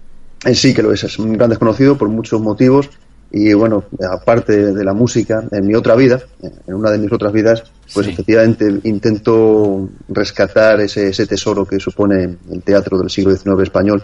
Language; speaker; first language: Spanish; native; Spanish